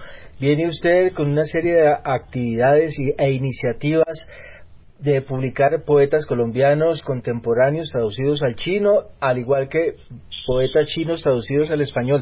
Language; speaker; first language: Spanish; native; Spanish